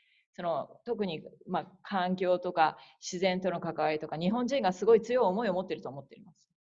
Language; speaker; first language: Japanese; native; Japanese